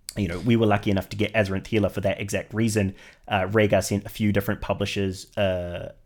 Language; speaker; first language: English; native; English